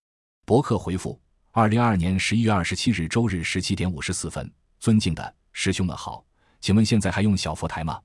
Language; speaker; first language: Chinese; native; Chinese